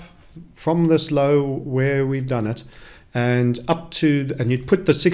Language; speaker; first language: English; native; English